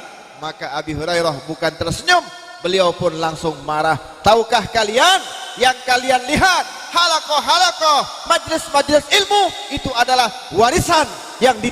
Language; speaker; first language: Indonesian; native; Indonesian